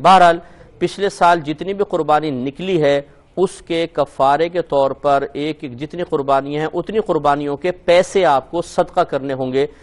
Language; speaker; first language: Urdu; native; Urdu